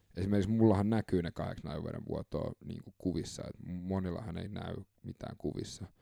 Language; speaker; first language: Finnish; early bilingual, other home language; English